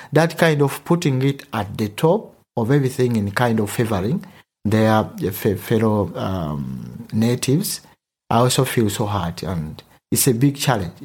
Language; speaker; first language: English; non-native, local second language; Ganda